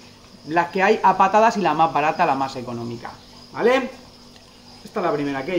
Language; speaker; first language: Spanish; native; Spanish